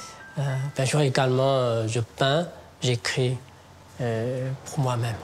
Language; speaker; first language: French; non-native, fluent; Chinese